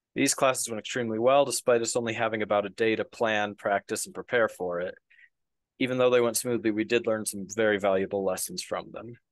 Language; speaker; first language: English; native; English